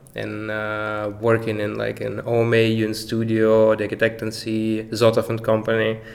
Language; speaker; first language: English; non-native, fluent; Ukrainian